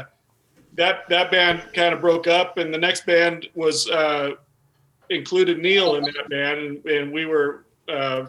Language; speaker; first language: English; native; English